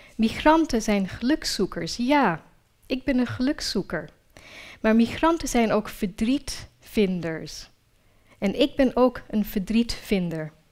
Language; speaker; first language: Dutch; early bilingual, other home language; Urdu